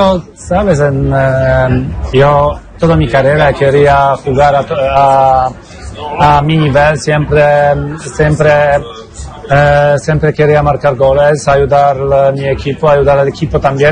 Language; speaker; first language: Spanish; non-native, fluent; Polish